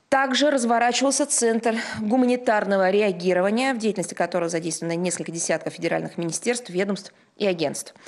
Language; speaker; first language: Russian; native; Russian